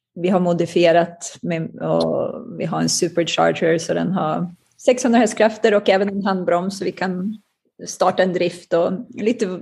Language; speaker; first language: Swedish; native; Swedish